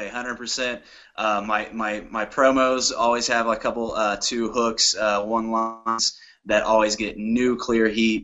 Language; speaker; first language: English; native; English